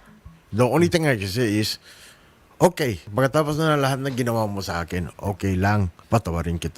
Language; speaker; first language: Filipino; non-native, learner; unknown